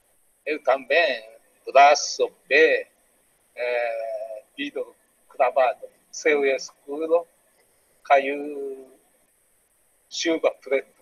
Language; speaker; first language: Portuguese; non-native, learner; Japanese